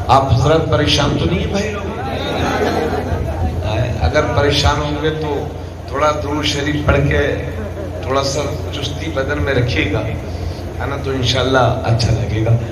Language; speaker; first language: Urdu; native; Urdu